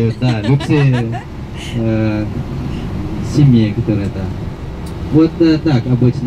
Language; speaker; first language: Russian; non-native, learner; Indonesian